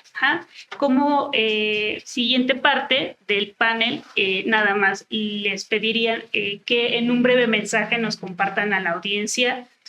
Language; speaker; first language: Spanish; native; Spanish